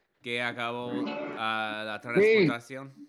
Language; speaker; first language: Spanish; non-native, learner; English